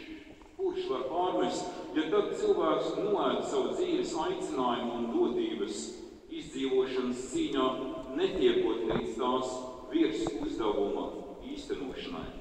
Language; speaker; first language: Latvian; native; Latvian